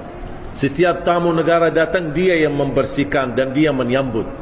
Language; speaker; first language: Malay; non-native, fluent; Arabic